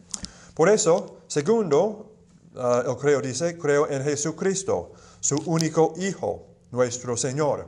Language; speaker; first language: Spanish; non-native, fluent; English